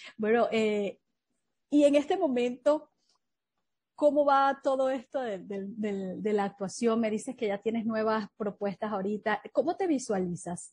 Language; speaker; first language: Spanish; native; Spanish